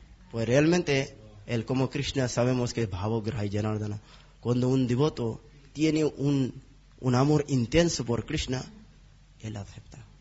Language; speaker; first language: Spanish; non-native, learner; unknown